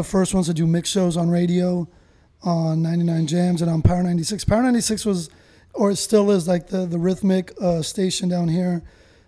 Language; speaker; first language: English; native; English